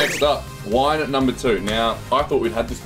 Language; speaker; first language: English; native; English